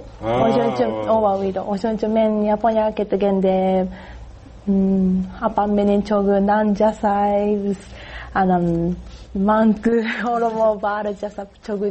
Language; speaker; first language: Kyrgyz; non-native, learner; Japanese